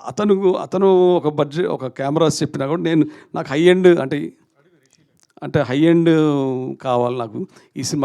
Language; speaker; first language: Telugu; native; Telugu